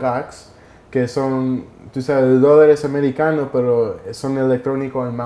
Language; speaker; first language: Spanish; early bilingual, heritage; Spanish